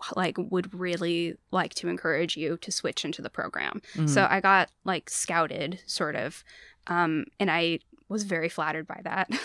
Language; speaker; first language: English; native; English